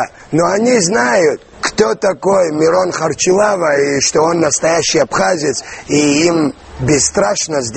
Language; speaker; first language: Russian; non-native, local second language; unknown